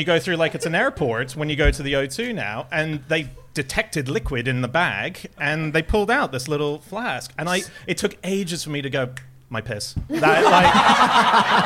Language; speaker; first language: English; native; English